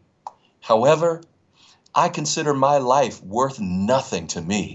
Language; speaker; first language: English; native; English